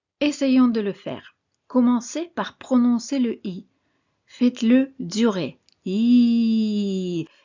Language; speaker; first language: French; non-native, fluent; Russian